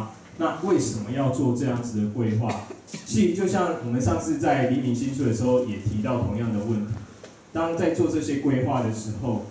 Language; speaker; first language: Chinese; native; Chinese